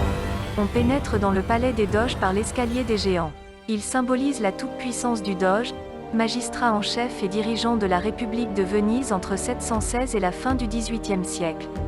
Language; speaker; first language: French; native; French